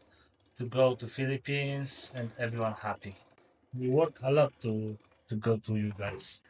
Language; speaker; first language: English; non-native, learner; Polish